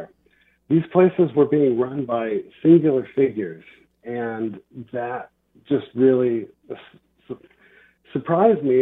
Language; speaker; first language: English; native; English